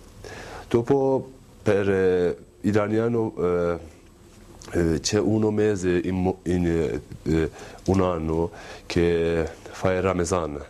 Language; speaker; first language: Italian; non-native, learner; Persian